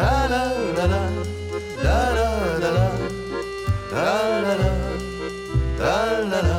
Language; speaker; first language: French; native; French